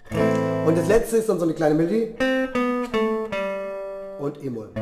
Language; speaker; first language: German; native; German